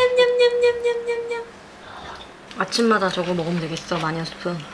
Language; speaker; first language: Korean; native; Korean